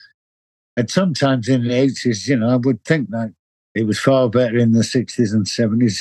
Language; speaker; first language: English; native; English